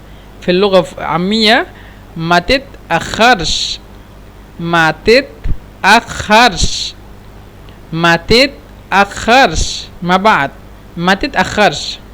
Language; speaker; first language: Arabic; non-native, fluent; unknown